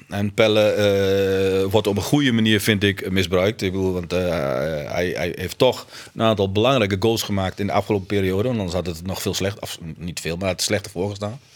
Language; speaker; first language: Dutch; native; Dutch